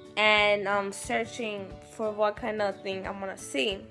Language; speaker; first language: English; native; English